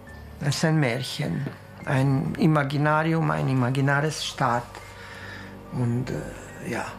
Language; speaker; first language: German; non-native, local second language; Croatian